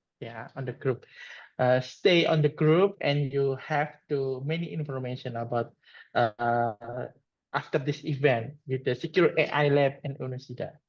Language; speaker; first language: English; non-native, learner; Indonesian